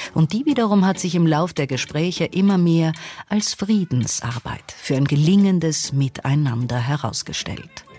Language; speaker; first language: German; native; German